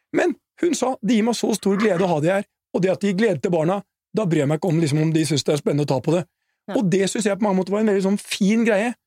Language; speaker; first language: Norwegian; native; Norwegian